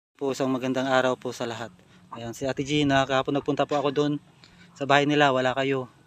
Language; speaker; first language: Filipino; non-native, local second language; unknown